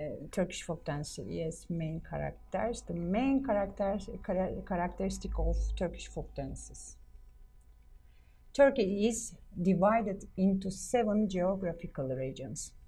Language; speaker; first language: English; non-native, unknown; Turkish